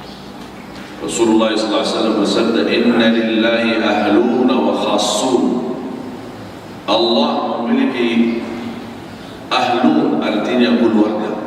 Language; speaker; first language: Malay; non-native, fluent; Arabic